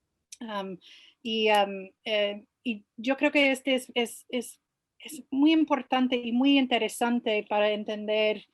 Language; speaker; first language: Spanish; non-native, fluent; English